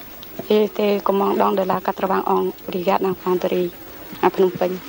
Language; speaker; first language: French; non-native, fluent; Khmer